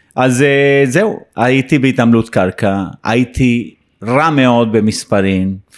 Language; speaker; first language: Hebrew; non-native, fluent; Spanish